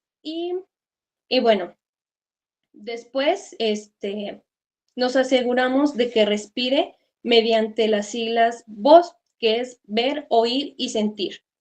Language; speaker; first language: Spanish; native; Spanish